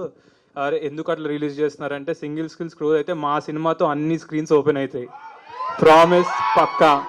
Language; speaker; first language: Telugu; native; Telugu